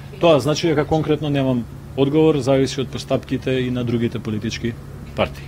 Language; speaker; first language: Macedonian; native; Macedonian